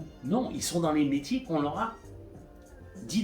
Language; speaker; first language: French; native; French